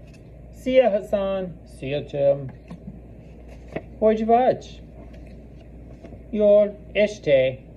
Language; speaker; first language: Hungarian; non-native, learner; English